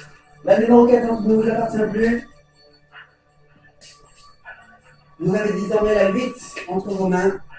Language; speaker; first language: French; native; French